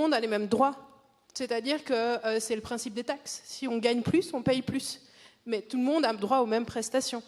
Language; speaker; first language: French; native; French